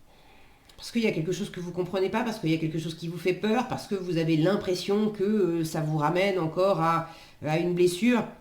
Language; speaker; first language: French; native; French